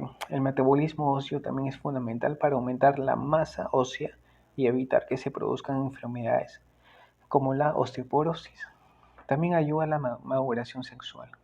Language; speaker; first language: Spanish; native; Spanish